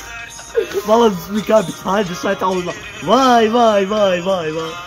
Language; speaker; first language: German; early bilingual, other home language; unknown